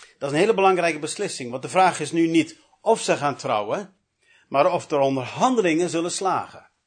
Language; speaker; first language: Dutch; early bilingual, other home language; English